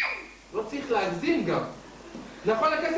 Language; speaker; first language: Hebrew; native; Hebrew